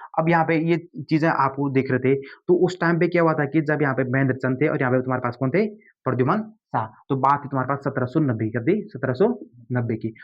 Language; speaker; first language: Hindi; native; Hindi